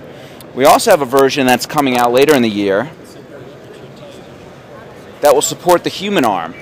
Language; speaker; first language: English; native; English